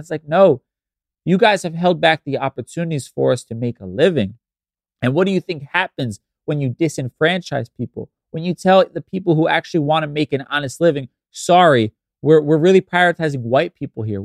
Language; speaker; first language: English; native; English